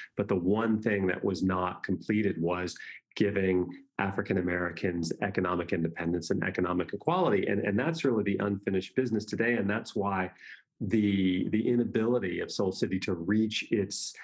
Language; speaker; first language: English; native; English